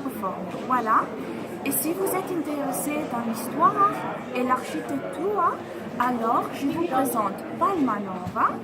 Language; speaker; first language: French; non-native, fluent; Italian